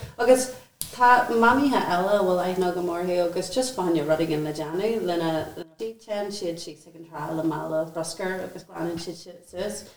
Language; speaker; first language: Irish; non-native, local second language; English